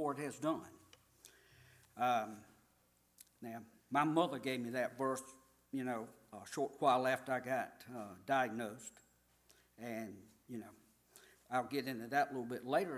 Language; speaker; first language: English; native; English